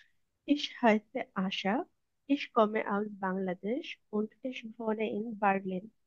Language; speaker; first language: German; non-native, learner; Bangla